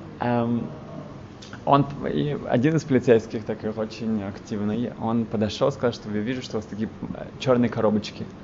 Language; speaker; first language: Russian; early bilingual, heritage; Russian